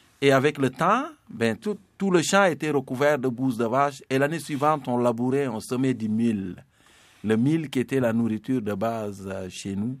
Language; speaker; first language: French; non-native, local second language; Serer